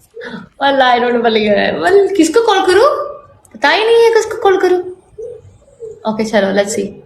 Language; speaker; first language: Hindi; non-native, learner; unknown